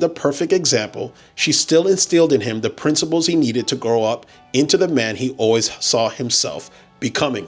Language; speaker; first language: English; native; English